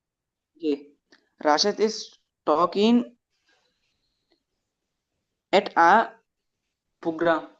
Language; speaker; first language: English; non-native, learner; Bangla